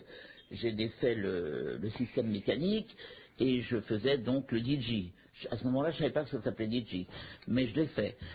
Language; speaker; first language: French; native; French